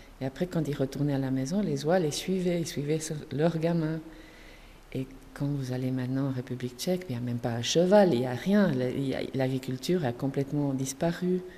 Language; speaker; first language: French; non-native, fluent; Spanish